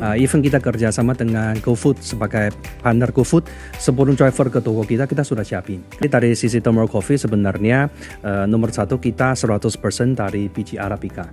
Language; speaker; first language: Indonesian; non-native, fluent; Chinese